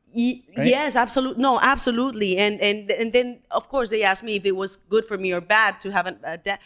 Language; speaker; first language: English; non-native, fluent; Spanish